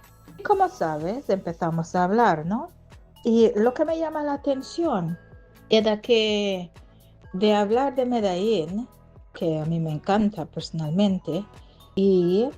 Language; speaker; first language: Spanish; non-native, fluent; English